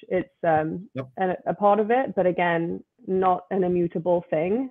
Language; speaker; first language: English; native; English